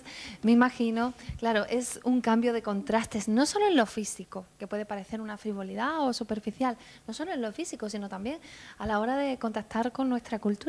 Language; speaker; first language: Spanish; native; Spanish